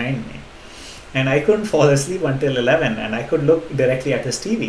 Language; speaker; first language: English; non-native, local second language; Hindi